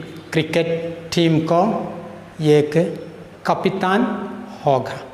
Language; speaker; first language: Hindi; non-native, local second language; Malayalam